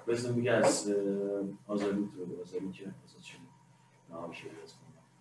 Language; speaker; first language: Russian; non-native, learner; Persian